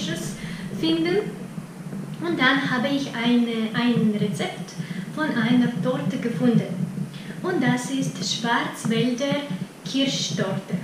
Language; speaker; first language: German; non-native, fluent; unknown